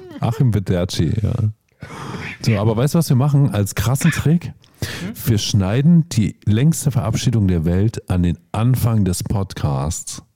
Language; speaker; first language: German; native; German